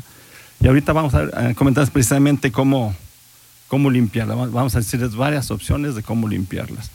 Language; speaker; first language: Spanish; native; Spanish